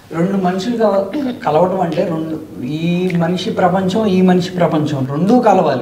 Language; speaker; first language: Telugu; native; Telugu